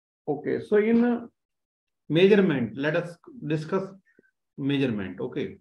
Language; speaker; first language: English; non-native, local second language; Hindi